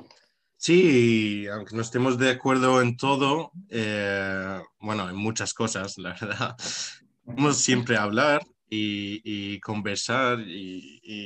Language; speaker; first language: Spanish; non-native, local second language; Arabic